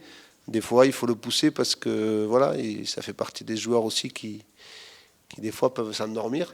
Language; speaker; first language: French; native; French